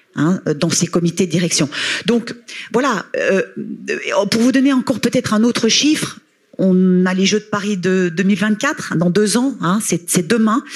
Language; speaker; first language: French; native; French